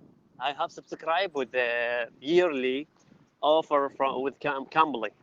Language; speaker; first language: English; non-native, learner; Arabic